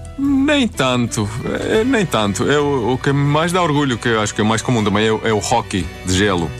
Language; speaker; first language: Portuguese; non-native, fluent; Swedish